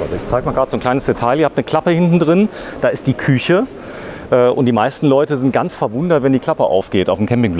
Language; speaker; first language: German; native; German